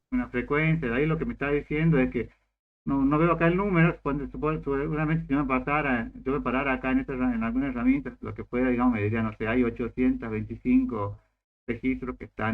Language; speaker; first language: Spanish; native; Spanish